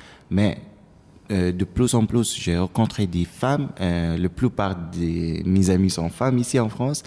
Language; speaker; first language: French; non-native, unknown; Arabic